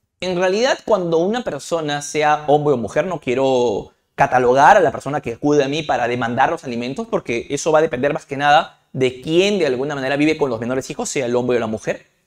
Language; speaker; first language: Spanish; native; Spanish